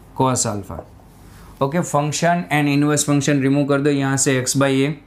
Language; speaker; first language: Hindi; non-native, local second language; Gujarati